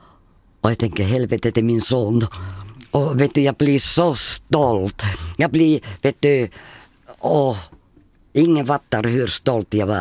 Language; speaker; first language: Swedish; non-native, fluent; Finnish